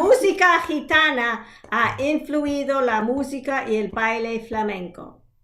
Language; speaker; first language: Spanish; non-native, fluent; English